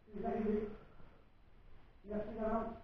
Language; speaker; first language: French; native; French